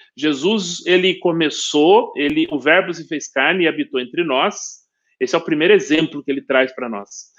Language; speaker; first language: Portuguese; native; Portuguese